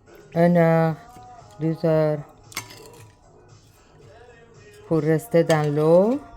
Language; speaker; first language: French; non-native, learner; Persian